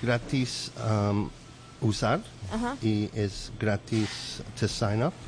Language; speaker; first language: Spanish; non-native, learner; English